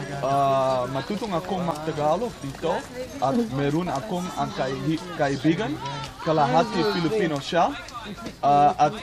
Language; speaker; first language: Filipino; non-native, learner; Dutch